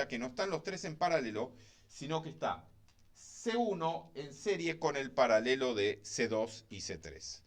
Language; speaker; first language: Spanish; native; Spanish